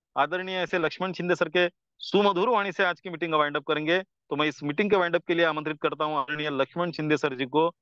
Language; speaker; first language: Hindi; non-native, local second language; Marathi